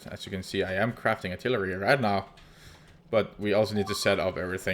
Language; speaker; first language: English; non-native, fluent; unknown